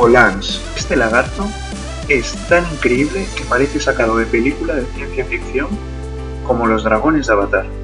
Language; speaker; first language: Spanish; native; Spanish